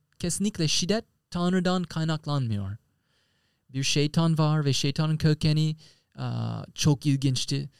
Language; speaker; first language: Turkish; non-native, fluent; English